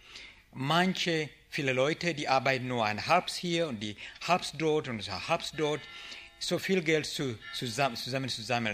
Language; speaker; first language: German; non-native, learner; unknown